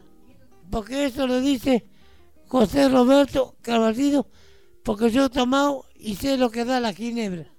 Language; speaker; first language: Spanish; native; Spanish